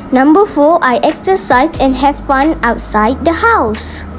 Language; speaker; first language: English; non-native, local second language; Malay